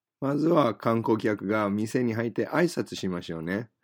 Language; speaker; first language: Japanese; non-native, fluent; English